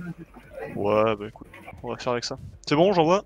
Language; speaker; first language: French; native; French